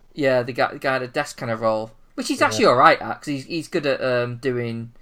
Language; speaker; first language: English; native; English